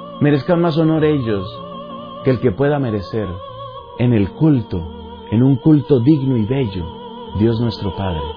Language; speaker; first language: Spanish; native; Spanish